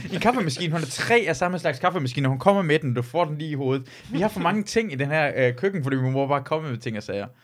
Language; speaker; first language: Danish; native; Danish